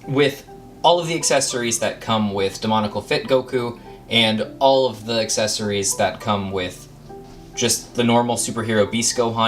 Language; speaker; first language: English; native; English